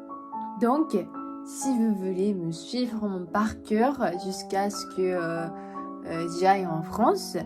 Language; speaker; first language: French; non-native, fluent; Japanese